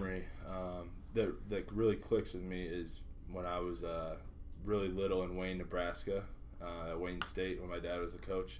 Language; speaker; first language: English; native; English